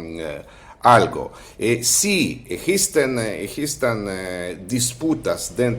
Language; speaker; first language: Spanish; non-native, fluent; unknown